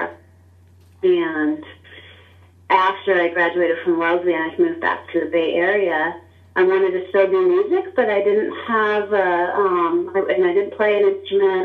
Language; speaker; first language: English; native; English